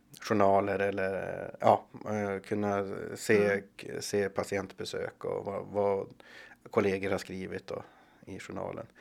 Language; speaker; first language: Swedish; native; Swedish